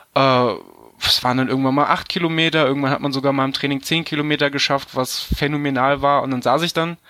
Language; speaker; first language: German; native; German